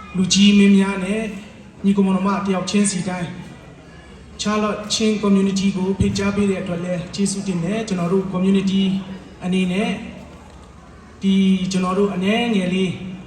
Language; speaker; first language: Burmese; non-native, local second language; Hakha Chin